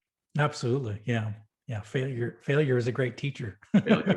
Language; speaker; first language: English; native; English